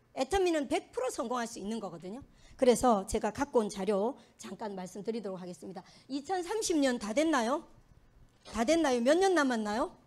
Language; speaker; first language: Korean; native; Korean